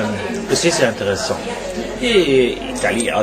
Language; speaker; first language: French; non-native, learner; Norwegian